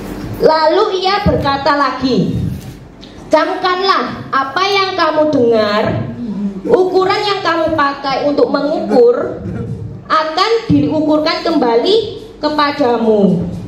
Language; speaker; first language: Indonesian; native; Indonesian